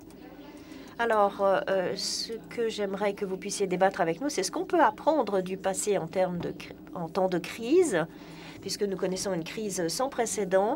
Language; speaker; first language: French; non-native, fluent; Polish